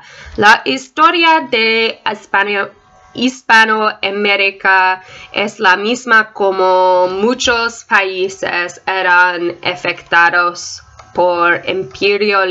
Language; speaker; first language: Spanish; non-native, learner; English